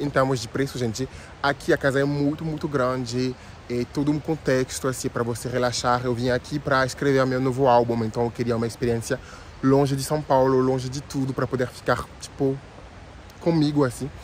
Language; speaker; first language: Portuguese; non-native, fluent; French